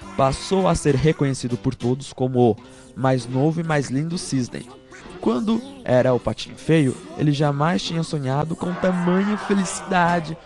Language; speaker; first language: Portuguese; native; Portuguese